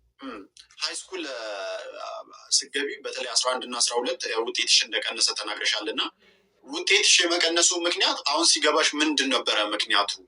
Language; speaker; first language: Amharic; native; Amharic